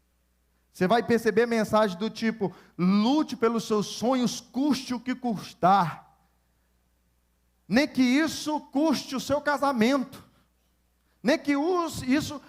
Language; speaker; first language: Portuguese; native; Portuguese